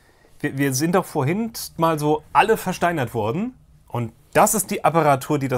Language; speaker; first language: German; native; German